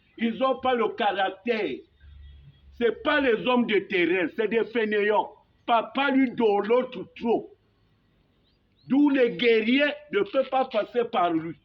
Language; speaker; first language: French; native; French